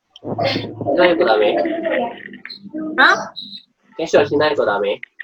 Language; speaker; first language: Japanese; non-native, learner; Indonesian